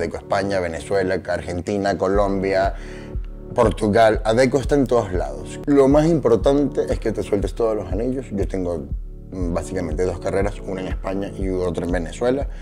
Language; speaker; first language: Spanish; native; Spanish